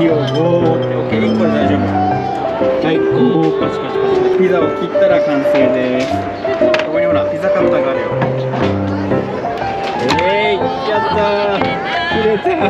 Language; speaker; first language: Japanese; native; Japanese